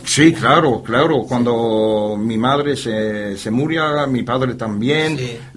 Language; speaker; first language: Spanish; non-native, learner; French